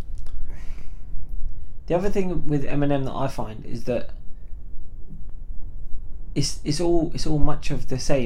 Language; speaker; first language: English; native; English